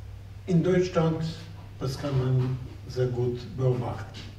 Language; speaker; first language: German; non-native, fluent; Polish